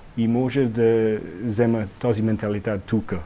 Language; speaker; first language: Bulgarian; non-native, learner; English